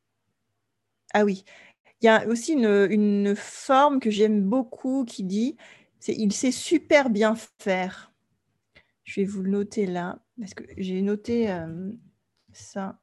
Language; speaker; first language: French; native; French